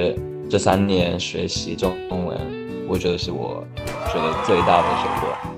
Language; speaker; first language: Chinese; non-native, fluent; English